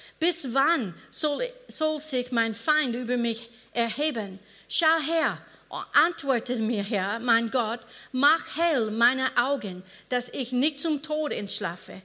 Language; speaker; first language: German; non-native, fluent; English